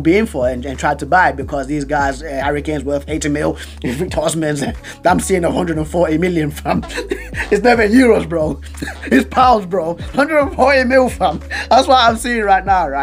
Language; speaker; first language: English; native; English